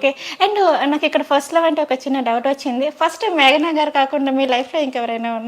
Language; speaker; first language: Telugu; native; Telugu